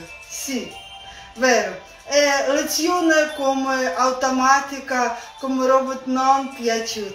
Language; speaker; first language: Italian; non-native, learner; Russian